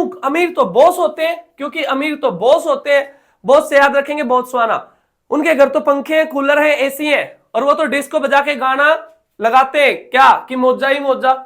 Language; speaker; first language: Hindi; native; Hindi